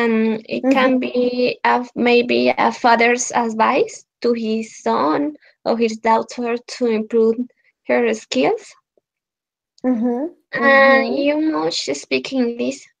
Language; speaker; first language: English; non-native, learner; Spanish